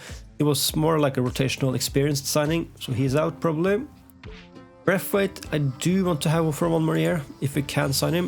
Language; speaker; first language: English; non-native, fluent; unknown